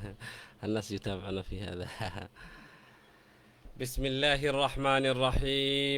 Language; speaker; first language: Arabic; non-native, fluent; Malay